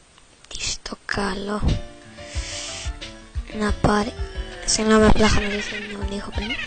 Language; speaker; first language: Greek; native; Greek